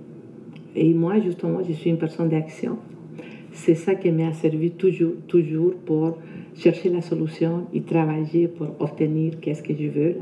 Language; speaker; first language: French; non-native, fluent; Spanish